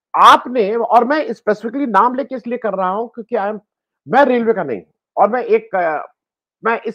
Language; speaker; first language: Hindi; native; Hindi